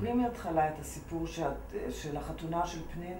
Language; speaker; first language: Hebrew; native; Hebrew